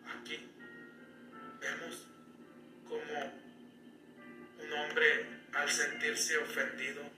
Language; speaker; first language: Spanish; native; Spanish